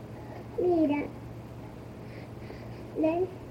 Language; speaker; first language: Spanish; early bilingual, heritage; Spanish